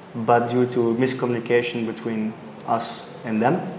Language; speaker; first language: English; non-native, fluent; Dutch